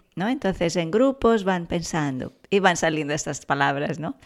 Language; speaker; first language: Spanish; non-native, fluent; Portuguese